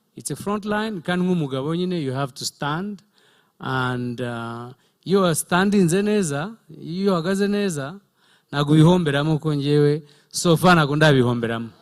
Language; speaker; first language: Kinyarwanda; early bilingual, heritage; Kinyarwanda